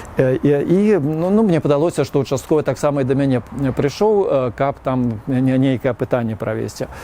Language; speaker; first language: Belarusian; native; Belarusian